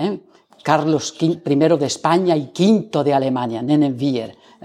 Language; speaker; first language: German; non-native, fluent; Spanish